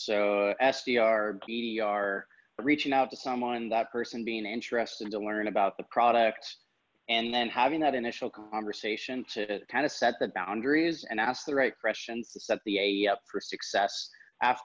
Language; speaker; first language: English; native; English